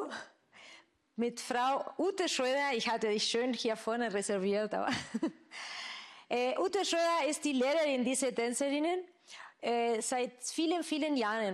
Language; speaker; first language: German; non-native, fluent; Spanish